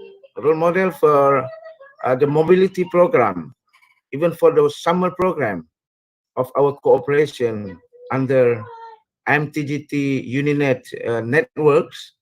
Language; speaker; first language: English; non-native, fluent; Indonesian